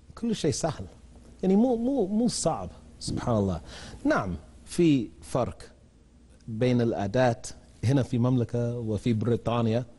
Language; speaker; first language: Arabic; non-native, learner; English